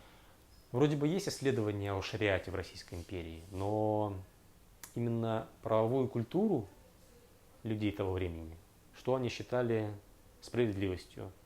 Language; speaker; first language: Russian; native; Russian